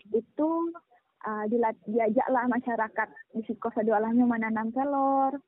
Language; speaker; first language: Indonesian; native; Indonesian